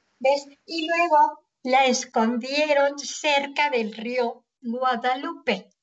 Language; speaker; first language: Spanish; native; Spanish